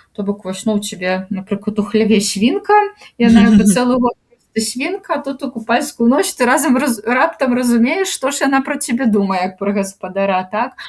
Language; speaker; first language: Belarusian; native; Belarusian